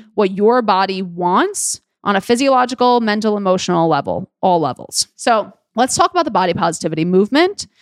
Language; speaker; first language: English; native; English